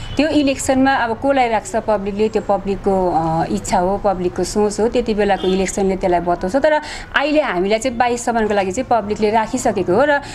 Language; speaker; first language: Nepali; native; Nepali